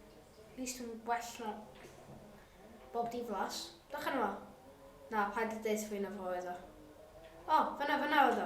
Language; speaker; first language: Welsh; non-native, local second language; English